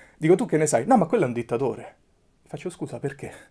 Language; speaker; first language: Italian; native; Italian